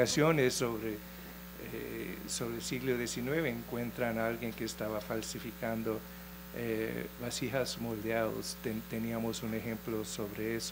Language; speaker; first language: Spanish; non-native, fluent; English